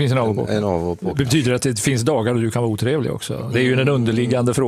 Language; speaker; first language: Swedish; native; Swedish